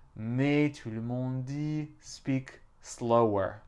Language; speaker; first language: French; non-native, fluent; English